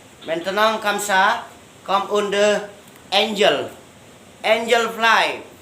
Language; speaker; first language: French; non-native, learner; Indonesian